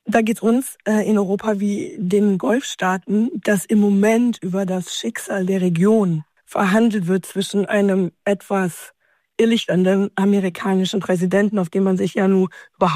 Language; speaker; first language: German; native; German